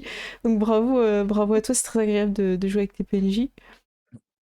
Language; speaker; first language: French; native; French